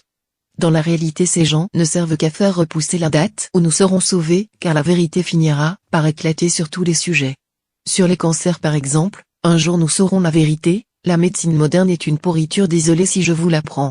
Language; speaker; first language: French; native; French